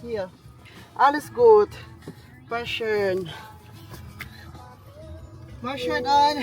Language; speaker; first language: German; non-native, learner; Filipino